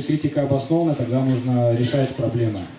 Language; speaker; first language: Russian; native; Russian